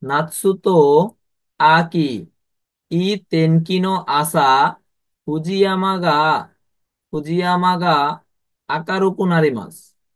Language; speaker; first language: Japanese; non-native, fluent; Bangla